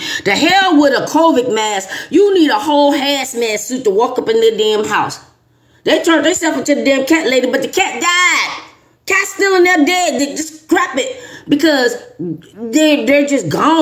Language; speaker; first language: English; native; English